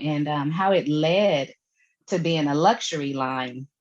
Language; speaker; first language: English; native; English